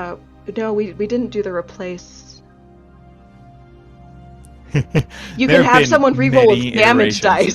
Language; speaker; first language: English; native; English